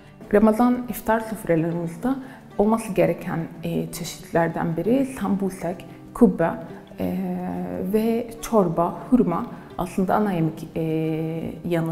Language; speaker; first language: Turkish; non-native, fluent; Arabic